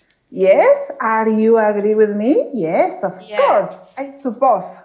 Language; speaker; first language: English; non-native, learner; Spanish